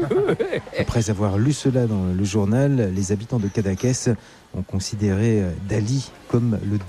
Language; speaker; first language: French; native; French